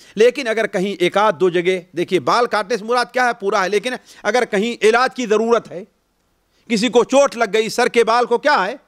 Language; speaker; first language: Urdu; native; Urdu